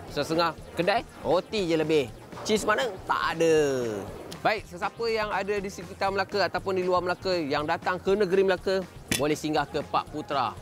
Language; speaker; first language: Malay; native; Malay